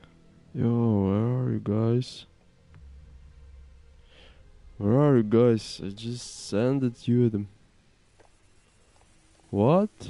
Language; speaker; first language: English; non-native, learner; Ukrainian